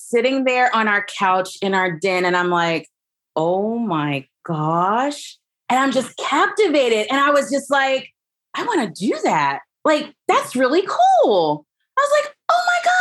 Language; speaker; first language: English; native; English